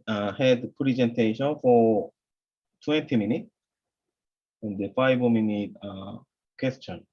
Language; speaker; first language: English; non-native, learner; Korean